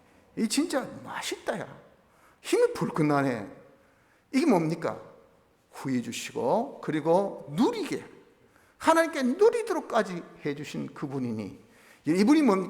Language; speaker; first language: Korean; native; Korean